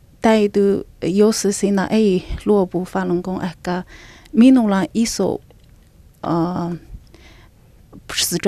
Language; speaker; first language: Finnish; non-native, learner; Chinese